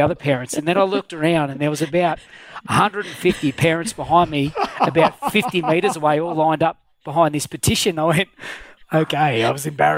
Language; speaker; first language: English; native; English